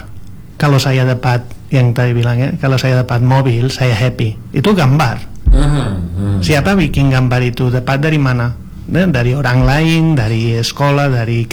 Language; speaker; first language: Indonesian; non-native, learner; Spanish